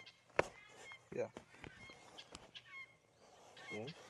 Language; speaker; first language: Spanish; native; Spanish